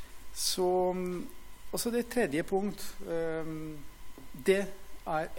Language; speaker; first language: Norwegian; non-native, fluent; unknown